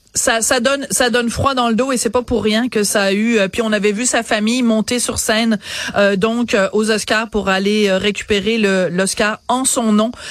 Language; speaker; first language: French; native; French